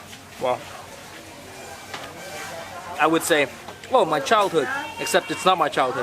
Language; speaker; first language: English; early bilingual, other home language; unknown